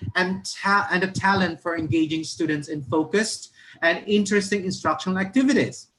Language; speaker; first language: English; non-native, local second language; Filipino